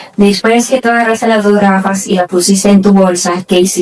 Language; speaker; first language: Spanish; early bilingual, heritage; Spanish